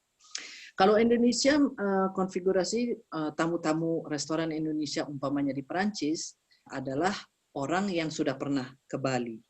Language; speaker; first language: Indonesian; early bilingual, heritage; Indonesian